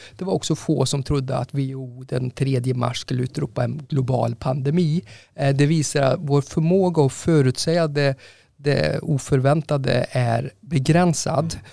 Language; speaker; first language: Swedish; native; Swedish